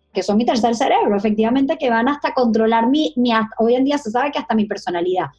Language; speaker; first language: Spanish; native; Spanish